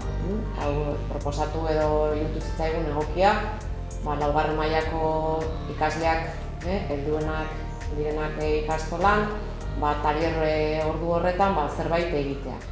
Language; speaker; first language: Basque; native; Basque